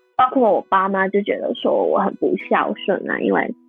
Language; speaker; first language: Chinese; non-native, fluent; Cantonese